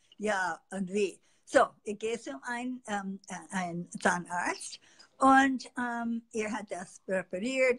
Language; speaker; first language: German; non-native, fluent; English